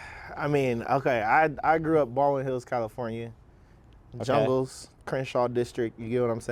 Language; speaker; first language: English; native; English